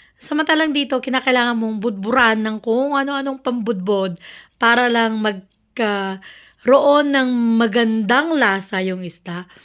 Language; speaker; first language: Filipino; native; Filipino